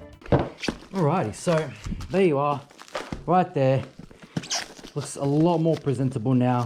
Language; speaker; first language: English; native; English